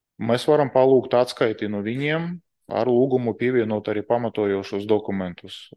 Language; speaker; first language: Latvian; non-native, local second language; Russian